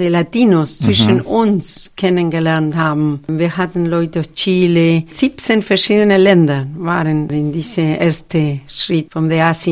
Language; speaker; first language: German; non-native, fluent; Spanish